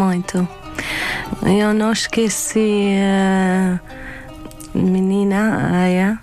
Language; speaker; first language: Portuguese; non-native, learner; Arabic